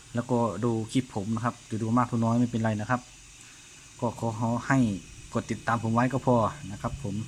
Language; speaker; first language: Thai; non-native, local second language; Northeastern Thai